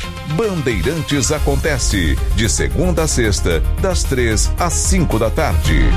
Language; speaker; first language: Portuguese; native; Portuguese